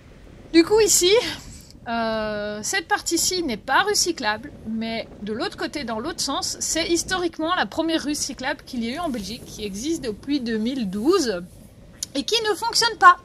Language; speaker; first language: French; native; French